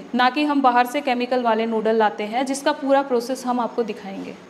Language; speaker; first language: Hindi; native; Hindi